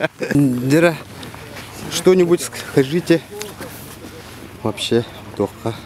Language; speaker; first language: Russian; non-native, local second language; Yakut